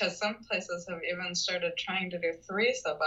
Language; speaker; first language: English; native; English